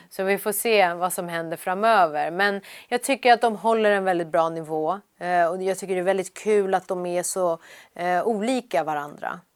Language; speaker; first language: Swedish; early bilingual, other home language; Persian